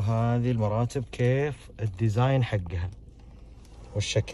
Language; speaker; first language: Arabic; native; Arabic